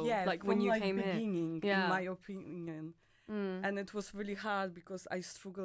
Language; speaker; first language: English; non-native, fluent; Polish